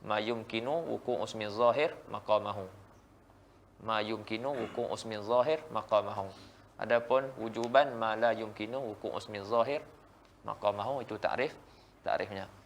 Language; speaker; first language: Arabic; non-native, fluent; Malay